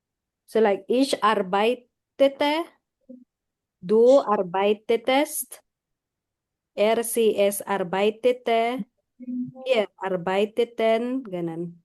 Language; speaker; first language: German; non-native, fluent; Filipino